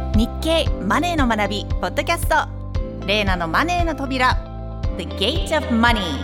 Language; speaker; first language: Japanese; early bilingual, heritage; Japanese